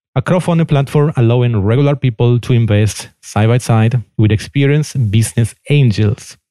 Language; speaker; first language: English; non-native, fluent; Spanish